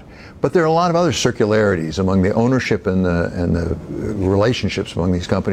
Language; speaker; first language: English; native; English